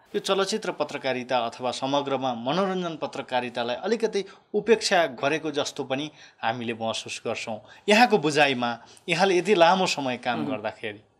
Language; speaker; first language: Nepali; native; Nepali